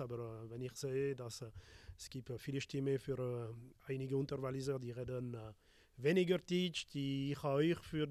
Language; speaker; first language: German; non-native, local second language; French